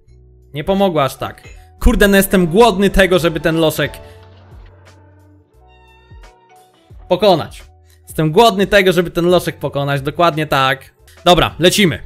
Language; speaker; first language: Polish; native; Polish